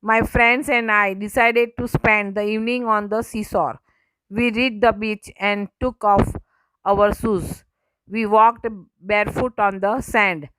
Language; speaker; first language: English; non-native, local second language; Gujarati